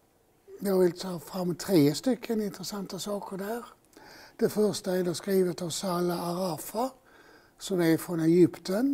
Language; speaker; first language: Swedish; native; Swedish